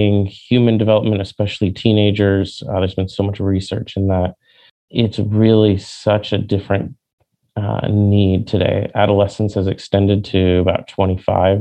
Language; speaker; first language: English; native; English